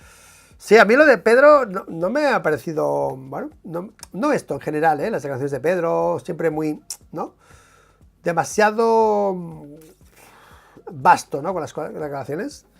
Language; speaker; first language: Spanish; native; Spanish